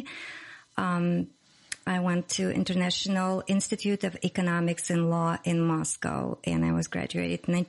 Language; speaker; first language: English; non-native, fluent; Russian